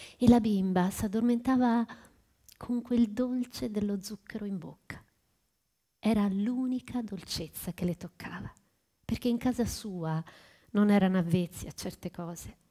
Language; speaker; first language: Italian; native; Italian